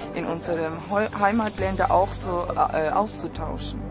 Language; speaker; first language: German; non-native, fluent; Turkish